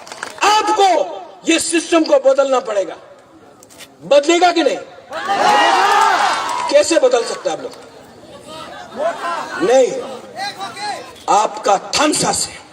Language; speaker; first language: Hindi; non-native, local second language; Kok Borok